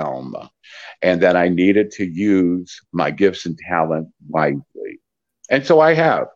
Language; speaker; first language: English; native; English